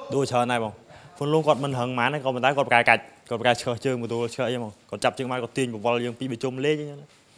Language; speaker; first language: Khmer; native; Khmer